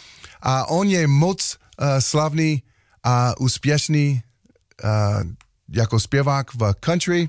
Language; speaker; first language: Czech; non-native, learner; English